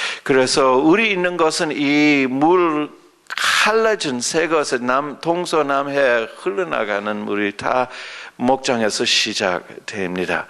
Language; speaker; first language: Korean; early bilingual, other home language; English